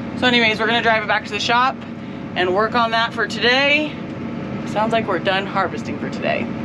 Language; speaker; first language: English; native; English